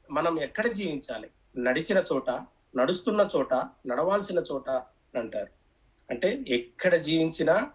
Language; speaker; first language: Telugu; native; Telugu